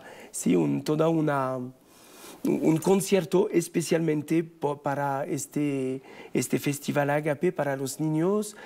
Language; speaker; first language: Spanish; non-native, fluent; French